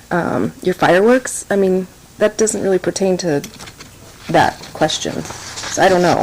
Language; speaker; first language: English; native; English